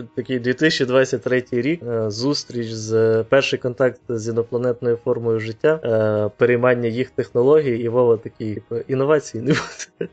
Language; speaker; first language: Ukrainian; non-native, local second language; Russian